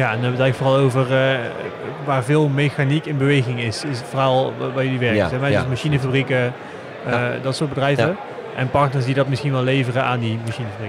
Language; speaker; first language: Dutch; native; Dutch